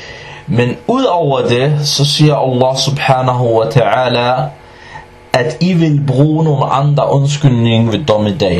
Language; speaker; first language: Danish; non-native, fluent; Arabic